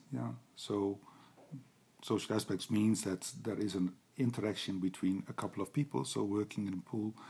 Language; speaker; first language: English; non-native, fluent; Dutch